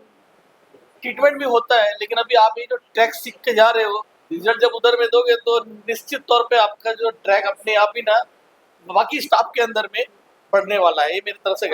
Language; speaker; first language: Hindi; native; Hindi